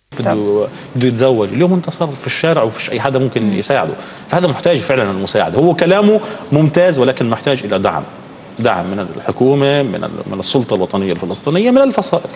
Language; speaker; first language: Arabic; native; Arabic